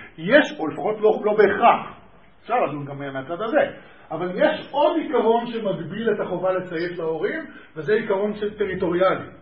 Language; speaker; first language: Hebrew; native; Hebrew